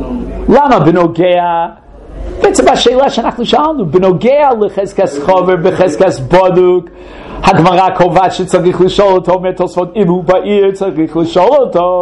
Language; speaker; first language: Hebrew; non-native, fluent; English